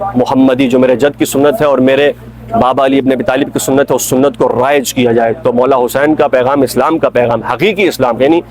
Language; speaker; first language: Urdu; native; Urdu